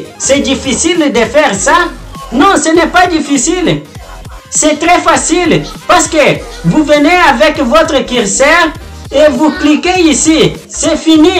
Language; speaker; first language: French; non-native, learner; Portuguese